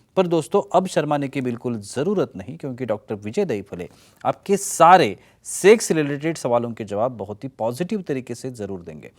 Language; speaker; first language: Hindi; non-native, local second language; Marathi